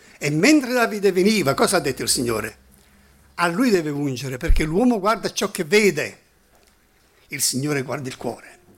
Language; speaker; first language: Italian; non-native, fluent; German